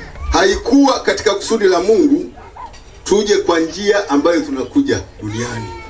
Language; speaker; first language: Swahili; native; Swahili